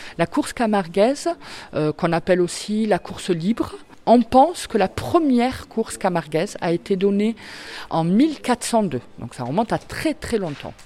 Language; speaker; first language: French; native; French